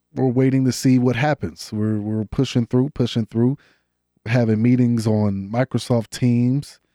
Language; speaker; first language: English; native; English